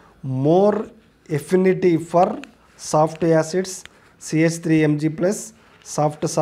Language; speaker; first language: English; non-native, local second language; Telugu